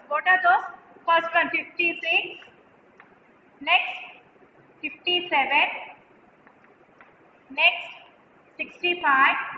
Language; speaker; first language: English; non-native, local second language; Telugu